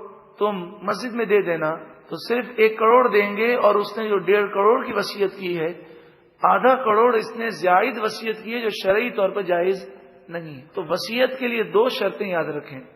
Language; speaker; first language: Urdu; native; Urdu